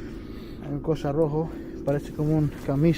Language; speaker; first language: Spanish; early bilingual, heritage; English